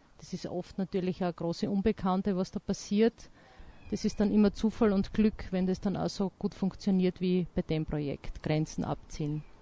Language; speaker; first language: German; native; German